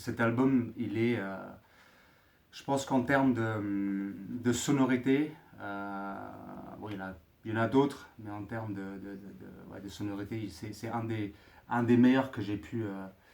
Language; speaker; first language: French; native; French